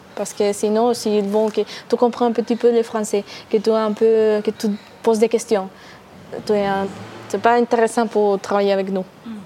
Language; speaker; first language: French; non-native, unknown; Spanish